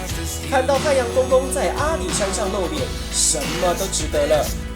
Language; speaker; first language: Chinese; native; Chinese